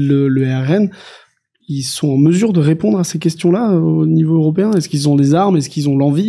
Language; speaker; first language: French; native; French